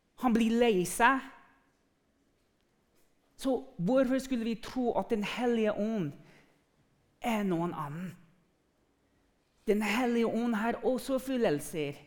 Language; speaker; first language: Norwegian; non-native, fluent; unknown